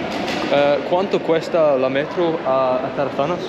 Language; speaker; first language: Spanish; non-native, learner; English